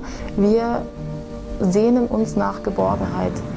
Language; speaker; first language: German; native; German